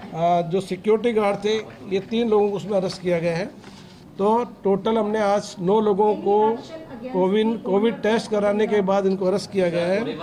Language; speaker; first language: Hindi; non-native, local second language; Gujarati